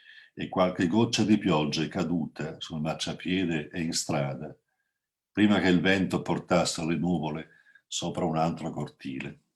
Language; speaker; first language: Italian; native; Italian